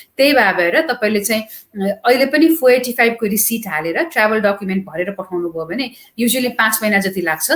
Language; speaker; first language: Nepali; native; Nepali